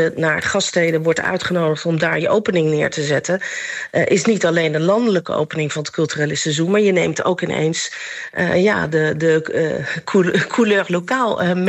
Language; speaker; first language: Dutch; non-native, fluent; Nepali